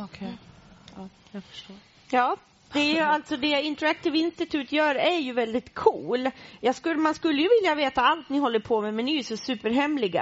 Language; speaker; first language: Swedish; native; Swedish